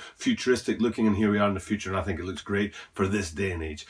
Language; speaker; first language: English; native; English